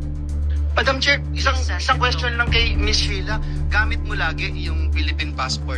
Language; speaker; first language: Filipino; native; Filipino